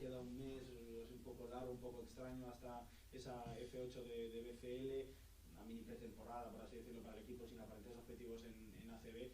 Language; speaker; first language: Spanish; native; Spanish